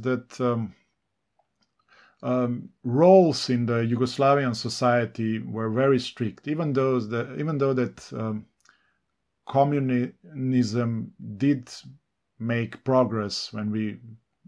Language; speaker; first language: English; non-native, fluent; Serbian